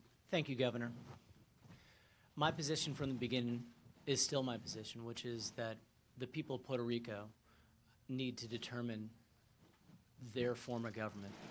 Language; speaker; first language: English; native; English